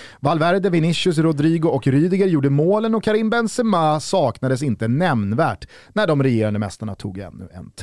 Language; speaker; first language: Swedish; native; Swedish